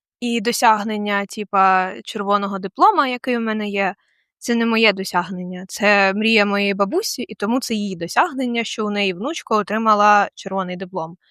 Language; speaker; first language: Ukrainian; non-native, local second language; Russian